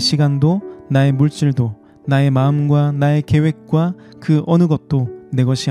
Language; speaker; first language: Korean; native; Korean